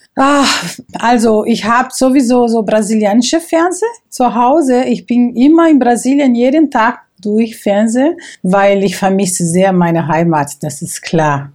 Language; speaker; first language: German; non-native, fluent; Portuguese